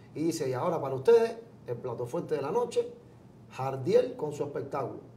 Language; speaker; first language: Spanish; native; Spanish